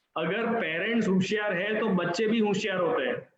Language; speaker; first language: Hindi; non-native, local second language; Gujarati